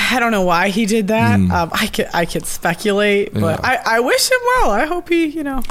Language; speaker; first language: English; native; English